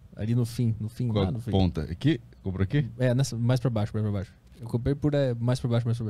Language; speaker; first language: Portuguese; native; Portuguese